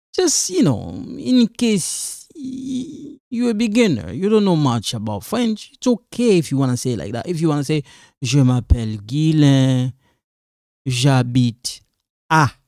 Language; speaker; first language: English; non-native, fluent; Lingala